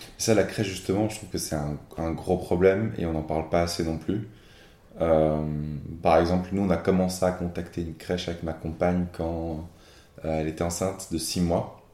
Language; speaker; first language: French; native; French